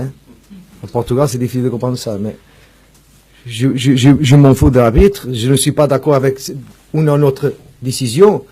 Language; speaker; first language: French; non-native, fluent; Portuguese